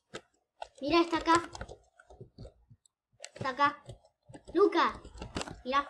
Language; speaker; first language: Spanish; native; Spanish